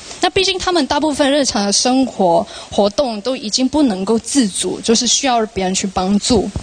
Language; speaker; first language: Chinese; non-native, local second language; Cantonese